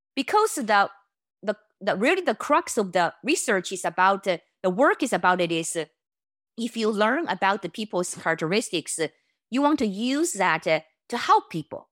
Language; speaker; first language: English; non-native, fluent; Chinese